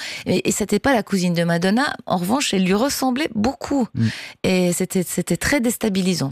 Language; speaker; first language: French; native; French